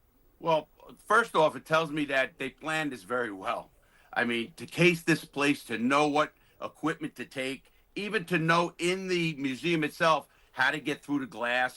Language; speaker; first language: English; native; English